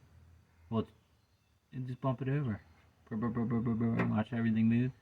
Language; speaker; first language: English; native; English